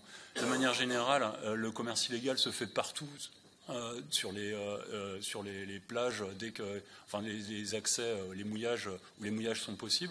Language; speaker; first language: French; native; French